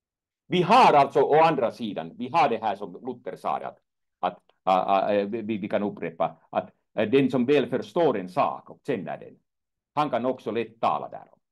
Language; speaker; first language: Swedish; non-native, fluent; Finnish